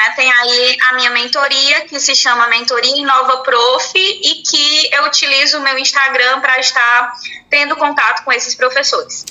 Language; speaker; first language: Portuguese; native; Portuguese